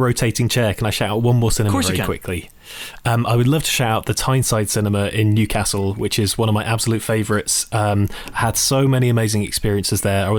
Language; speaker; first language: English; native; English